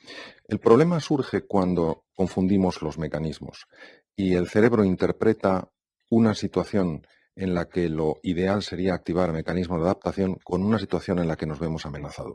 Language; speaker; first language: Spanish; native; Spanish